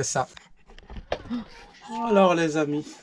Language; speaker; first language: French; native; French